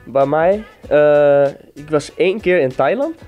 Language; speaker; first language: Dutch; non-native, fluent; Danish